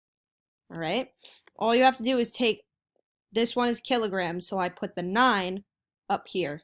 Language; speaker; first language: English; native; English